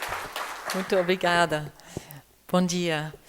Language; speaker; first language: Portuguese; non-native, learner; German